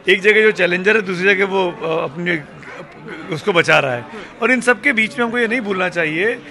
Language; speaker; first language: Hindi; native; Hindi